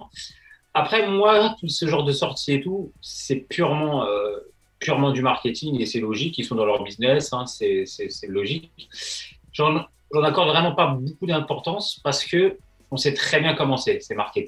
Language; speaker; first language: French; native; French